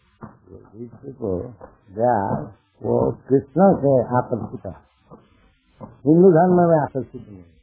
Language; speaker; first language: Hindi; non-native, local second language; Bangla